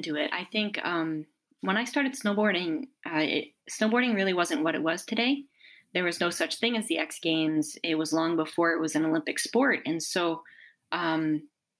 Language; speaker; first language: English; native; English